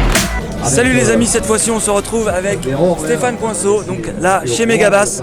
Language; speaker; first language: French; native; French